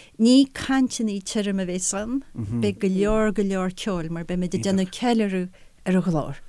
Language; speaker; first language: Irish; native; Irish